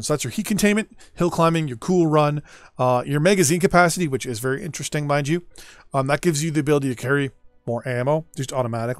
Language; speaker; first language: English; native; English